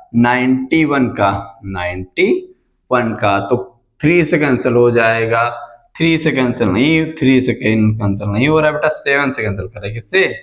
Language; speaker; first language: Hindi; native; Hindi